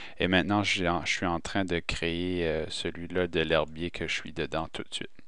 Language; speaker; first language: French; native; French